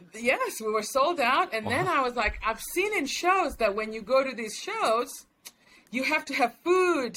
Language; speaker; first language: English; non-native, local second language; Swahili